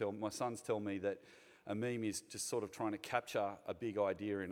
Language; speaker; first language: English; native; English